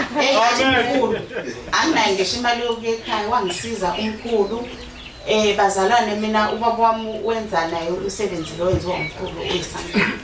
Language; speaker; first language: Zulu; native; Zulu